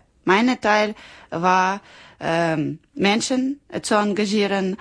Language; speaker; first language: German; non-native, learner; Ukrainian